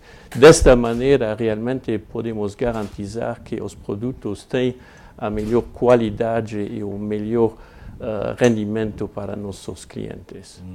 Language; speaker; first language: Portuguese; non-native, fluent; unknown